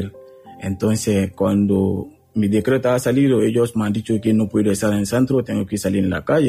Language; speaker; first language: Spanish; non-native, learner; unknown